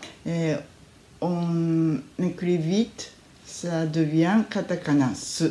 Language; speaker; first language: French; non-native, learner; Japanese